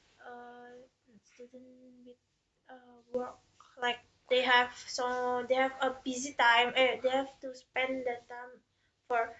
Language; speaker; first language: English; non-native, learner; Indonesian